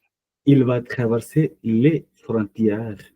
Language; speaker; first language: French; non-native, fluent; Hindi